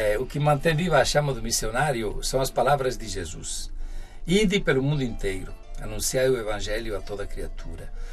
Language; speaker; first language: Portuguese; non-native, fluent; Italian